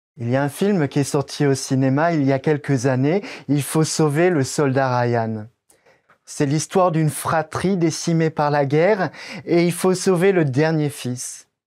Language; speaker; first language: French; native; French